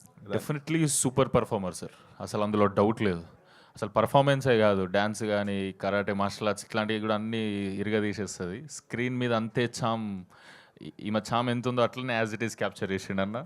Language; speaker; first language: Telugu; native; Telugu